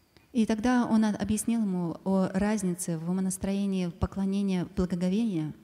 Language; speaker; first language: Russian; native; Russian